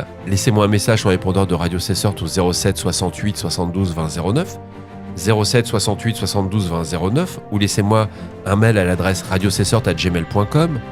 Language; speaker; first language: French; native; French